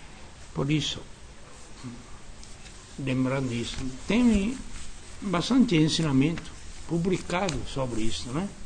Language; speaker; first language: Portuguese; non-native, learner; Japanese